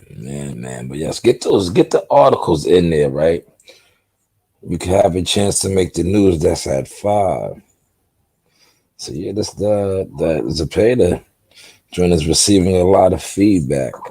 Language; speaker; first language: English; native; English